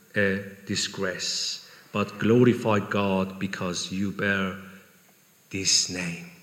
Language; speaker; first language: English; non-native, fluent; Persian